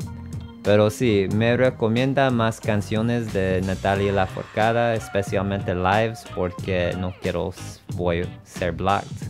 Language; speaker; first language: Spanish; non-native, learner; English